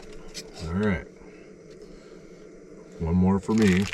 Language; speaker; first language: English; native; English